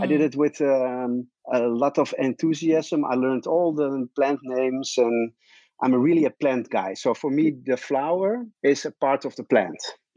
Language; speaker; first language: English; non-native, fluent; Dutch